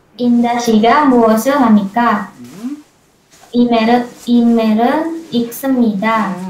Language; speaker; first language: Korean; non-native, learner; Indonesian